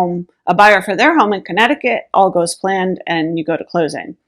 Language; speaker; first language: English; native; English